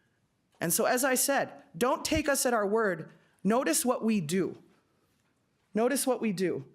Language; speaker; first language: English; native; English